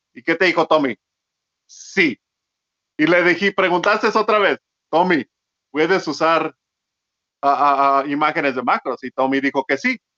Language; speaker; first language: Spanish; early bilingual, heritage; Spanish